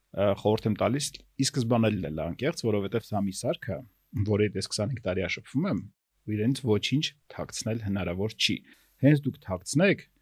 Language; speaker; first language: Armenian; native; Armenian